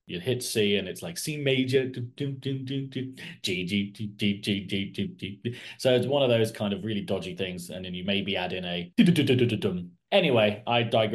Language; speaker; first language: English; native; English